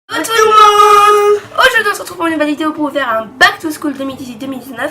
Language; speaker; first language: French; native; French